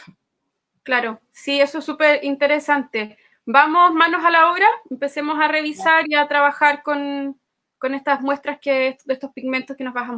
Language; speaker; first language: Spanish; native; Spanish